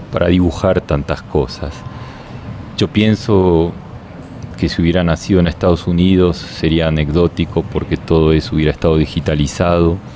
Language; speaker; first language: Spanish; native; Spanish